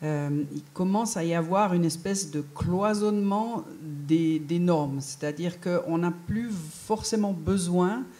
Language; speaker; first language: French; native; French